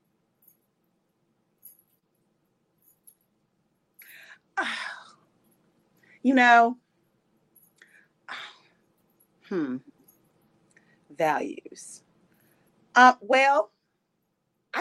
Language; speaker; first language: English; native; English